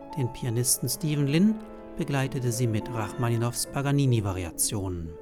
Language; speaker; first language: German; native; German